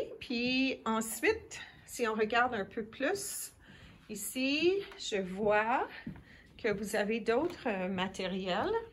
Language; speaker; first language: French; native; French